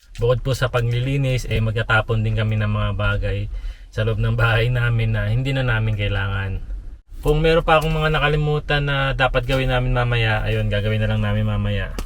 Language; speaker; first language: Filipino; native; Filipino